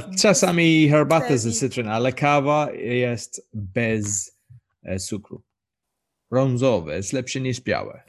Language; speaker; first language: Polish; non-native, learner; English